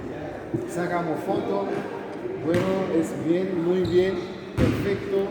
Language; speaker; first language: Spanish; non-native, learner; Haitian Creole